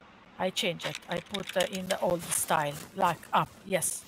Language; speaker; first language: English; non-native, learner; Hungarian